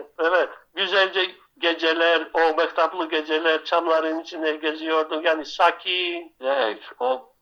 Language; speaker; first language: Turkish; non-native, local second language; Greek